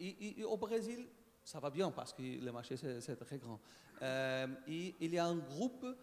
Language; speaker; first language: French; non-native, learner; Portuguese